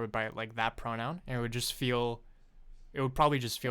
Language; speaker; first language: English; non-native, fluent; French